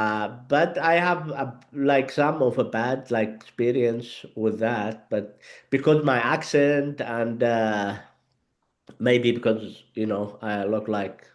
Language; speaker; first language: English; non-native, learner; Arabic